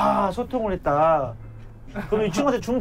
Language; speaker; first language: Korean; native; Korean